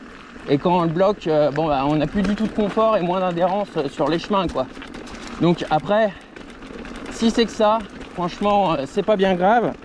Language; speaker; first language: French; native; French